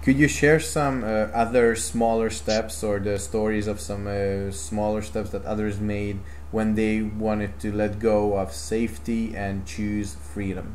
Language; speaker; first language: English; non-native, fluent; Hungarian